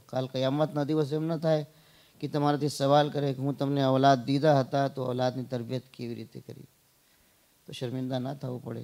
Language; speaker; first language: Gujarati; non-native, fluent; Urdu